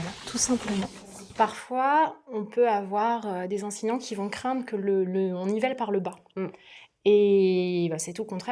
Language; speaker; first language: French; native; French